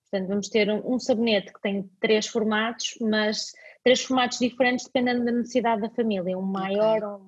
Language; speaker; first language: Portuguese; native; Portuguese